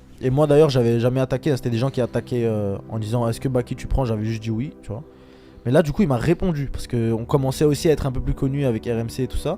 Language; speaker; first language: French; early bilingual, other home language; Chechen